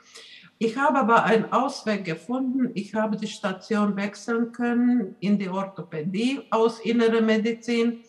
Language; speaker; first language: German; non-native, fluent; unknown